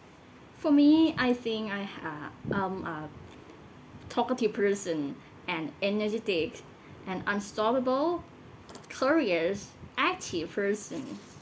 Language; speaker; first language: English; non-native, learner; Thai